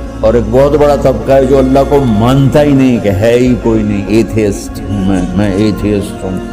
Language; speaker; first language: Urdu; non-native, local second language; Punjabi